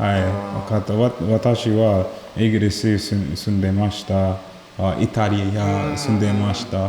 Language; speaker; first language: Japanese; non-native, learner; English